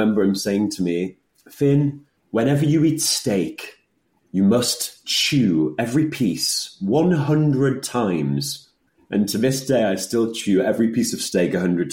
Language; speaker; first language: English; native; English